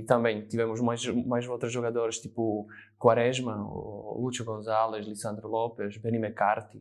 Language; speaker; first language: Portuguese; non-native, fluent; Slovak